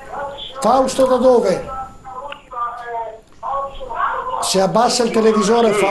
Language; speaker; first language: Italian; native; Italian